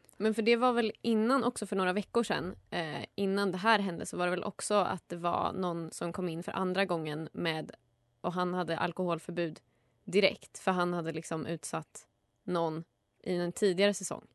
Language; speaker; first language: Swedish; native; Swedish